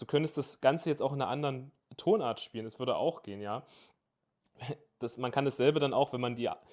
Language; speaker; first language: German; native; German